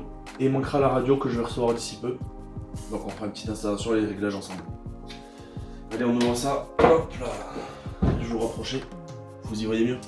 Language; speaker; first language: French; native; French